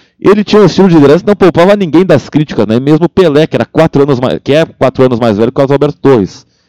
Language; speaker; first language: Portuguese; native; Portuguese